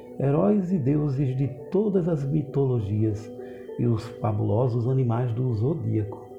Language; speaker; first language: Portuguese; native; Portuguese